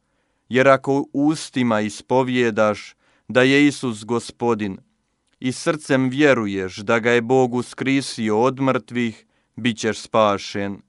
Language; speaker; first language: Croatian; native; Croatian